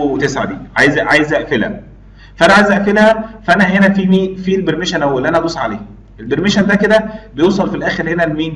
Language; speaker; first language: Arabic; native; Arabic